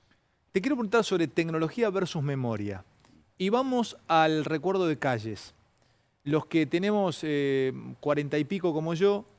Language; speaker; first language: Spanish; native; Spanish